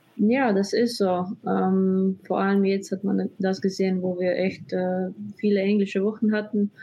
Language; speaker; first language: German; non-native, fluent; Slovenian